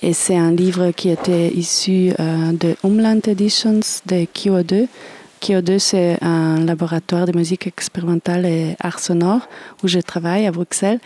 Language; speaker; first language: French; non-native, fluent; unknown